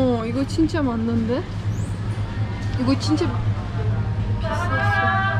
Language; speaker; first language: Korean; non-native, learner; Turkish